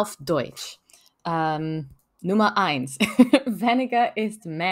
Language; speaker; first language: German; non-native, learner; French